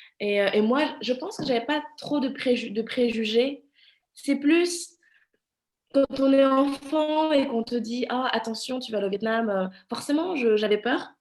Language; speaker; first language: French; early bilingual, other home language; Vietnamese